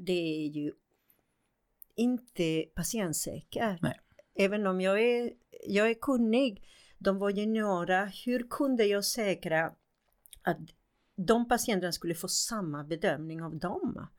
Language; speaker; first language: Swedish; non-native, fluent; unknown